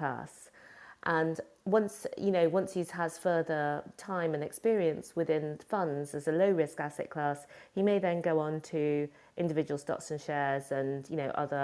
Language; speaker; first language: English; native; English